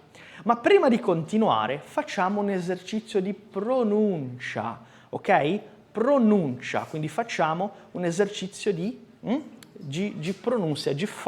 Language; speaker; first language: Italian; non-native, fluent; Portuguese